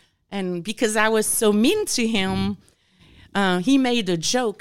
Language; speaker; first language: English; non-native, fluent; French